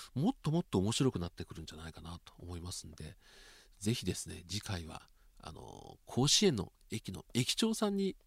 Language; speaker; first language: Japanese; native; Japanese